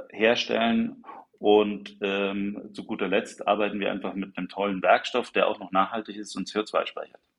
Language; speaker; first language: German; native; German